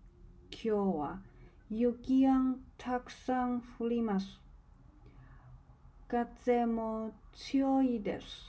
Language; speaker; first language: Japanese; non-native, learner; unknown